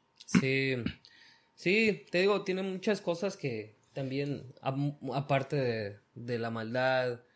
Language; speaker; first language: Spanish; native; Spanish